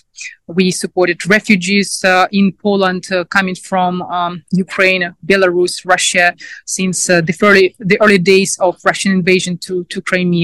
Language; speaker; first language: English; non-native, fluent; Ukrainian